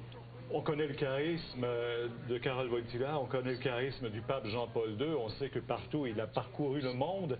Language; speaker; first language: French; native; French